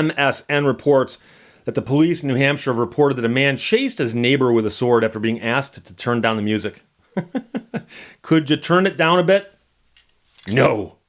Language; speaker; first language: English; native; English